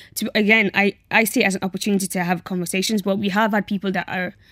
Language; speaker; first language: English; native; English